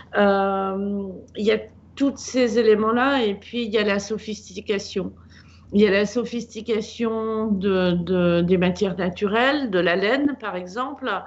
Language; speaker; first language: French; native; French